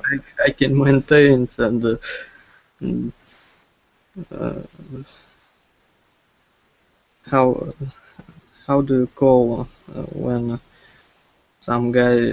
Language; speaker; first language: English; non-native, learner; Russian